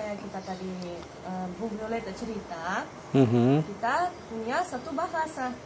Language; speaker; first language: Indonesian; non-native, fluent; Russian